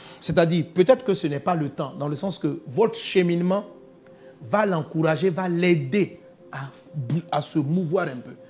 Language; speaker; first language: French; non-native, local second language; Dyula